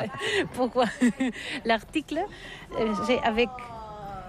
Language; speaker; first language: French; non-native, learner; Catalan